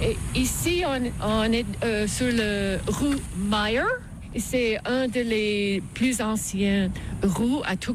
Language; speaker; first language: French; non-native, fluent; English